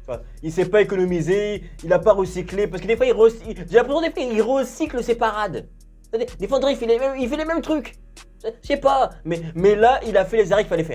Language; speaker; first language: French; native; French